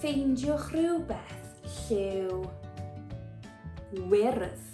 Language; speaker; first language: Welsh; non-native, local second language; English